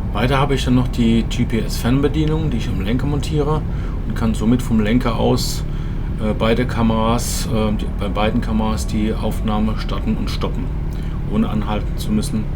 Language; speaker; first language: German; native; German